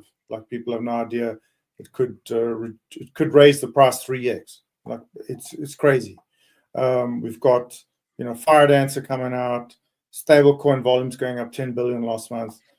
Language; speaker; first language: English; native; English